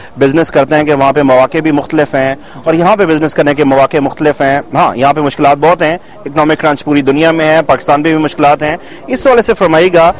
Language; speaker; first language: Urdu; non-native, local second language; Punjabi